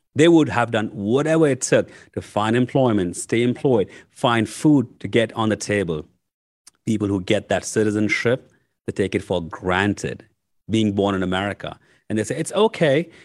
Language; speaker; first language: English; non-native, local second language; Hindi